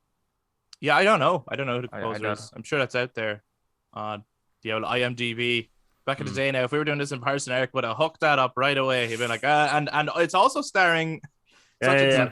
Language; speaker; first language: English; native; English